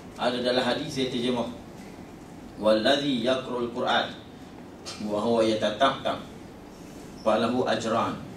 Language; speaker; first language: Malay; native; Malay